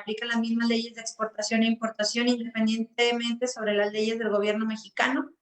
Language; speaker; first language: Spanish; native; Spanish